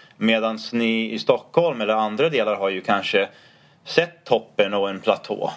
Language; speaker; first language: Swedish; non-native, fluent; English